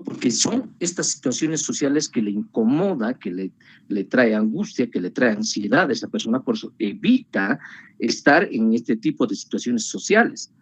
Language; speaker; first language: Spanish; native; Spanish